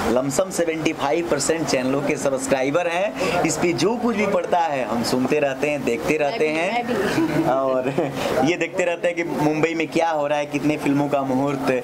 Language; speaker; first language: Hindi; native; Hindi